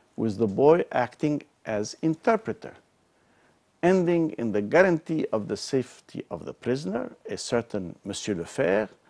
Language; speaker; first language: English; non-native, fluent; Arabic